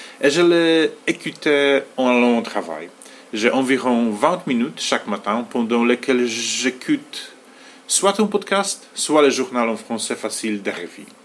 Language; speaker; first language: French; non-native, fluent; Polish